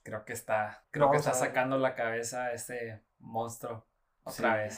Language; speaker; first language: Spanish; native; Spanish